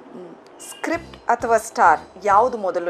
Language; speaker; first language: Kannada; native; Kannada